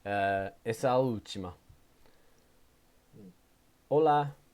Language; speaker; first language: Portuguese; non-native, learner; English